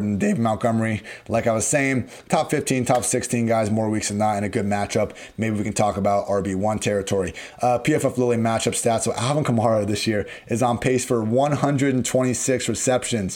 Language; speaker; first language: English; native; English